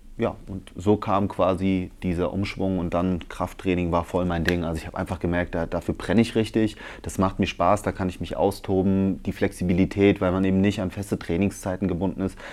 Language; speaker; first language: German; early bilingual, other home language; Italian